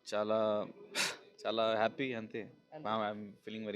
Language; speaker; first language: Telugu; non-native, local second language; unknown